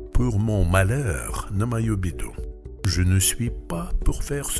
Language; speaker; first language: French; non-native, fluent; Russian